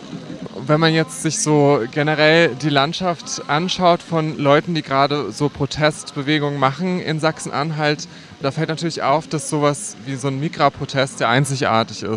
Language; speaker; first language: German; native; German